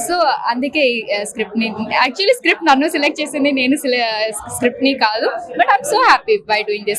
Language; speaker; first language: Telugu; non-native, fluent; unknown